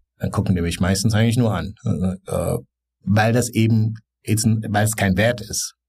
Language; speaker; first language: German; non-native, fluent; Wolof